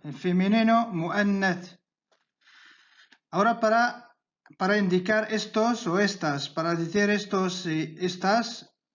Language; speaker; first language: Spanish; non-native, fluent; Arabic